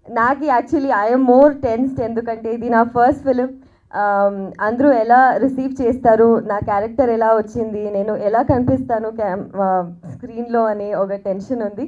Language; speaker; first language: Telugu; non-native, learner; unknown